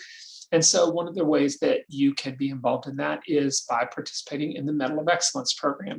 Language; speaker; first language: English; native; English